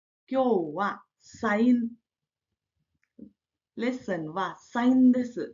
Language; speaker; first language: Japanese; non-native, fluent; Marathi